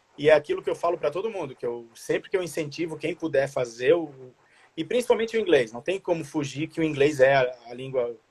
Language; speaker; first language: Portuguese; native; Portuguese